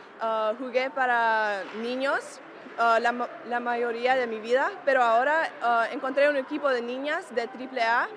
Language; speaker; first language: Spanish; early bilingual, heritage; Spanish